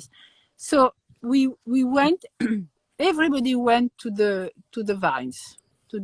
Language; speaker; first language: English; non-native, learner; French